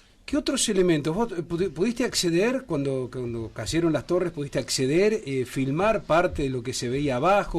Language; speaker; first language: Spanish; native; Spanish